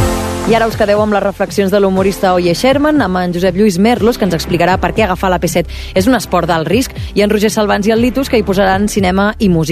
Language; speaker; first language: Catalan; native; Catalan